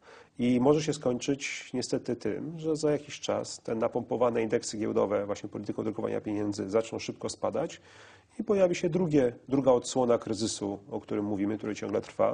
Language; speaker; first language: Polish; native; Polish